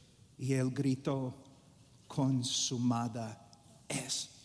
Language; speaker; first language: Spanish; non-native, fluent; English